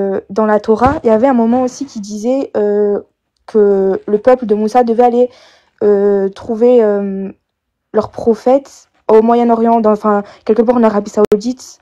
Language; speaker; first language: French; native; French